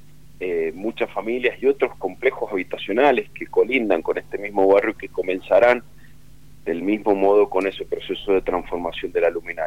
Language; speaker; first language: Spanish; native; Spanish